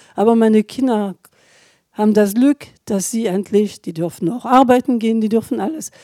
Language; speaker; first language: German; non-native, fluent; French